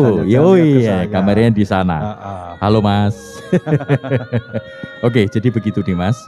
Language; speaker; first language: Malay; non-native, local second language; Javanese